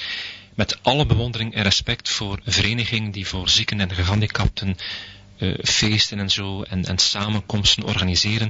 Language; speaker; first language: Dutch; native; Dutch